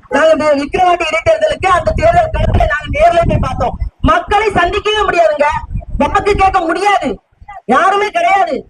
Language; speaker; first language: Tamil; native; Tamil